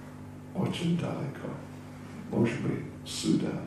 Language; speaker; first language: Russian; non-native, learner; English